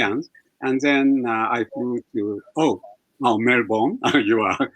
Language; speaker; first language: English; non-native, fluent; Japanese